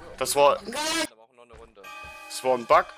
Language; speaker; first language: German; native; German